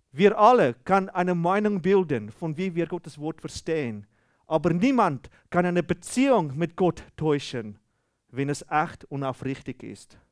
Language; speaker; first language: German; non-native, fluent; Afrikaans